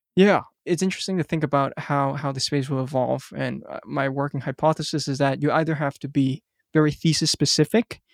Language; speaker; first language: English; non-native, local second language; Cantonese